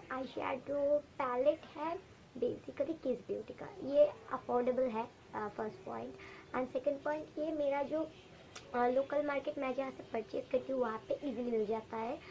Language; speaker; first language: Hindi; non-native, local second language; Bangla